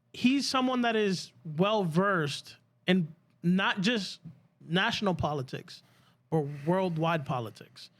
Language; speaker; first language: English; early bilingual, other home language; Spanish